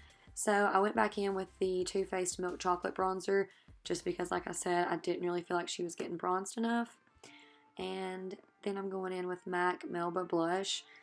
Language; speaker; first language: English; native; English